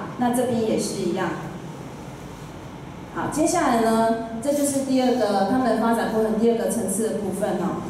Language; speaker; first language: Chinese; native; Chinese